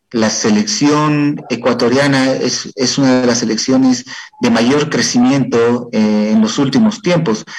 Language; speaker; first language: Spanish; native; Spanish